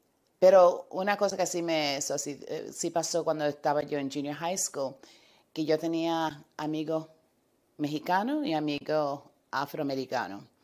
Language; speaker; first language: Spanish; early bilingual, heritage; Spanish